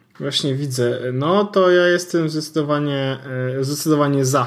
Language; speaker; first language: Polish; native; Polish